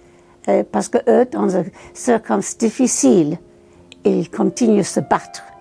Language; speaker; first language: French; non-native, fluent; English